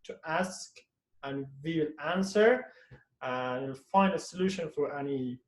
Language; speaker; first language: English; non-native, fluent; Persian